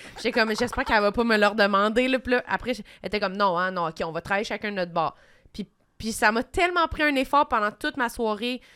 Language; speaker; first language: French; native; French